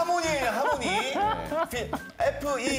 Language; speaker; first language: Korean; native; Korean